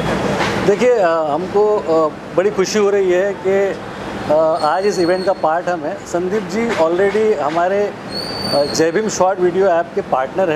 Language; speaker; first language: Hindi; native; Hindi